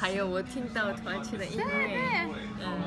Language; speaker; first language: Chinese; non-native, learner; Korean